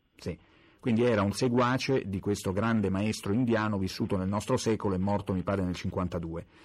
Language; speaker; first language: Italian; native; Italian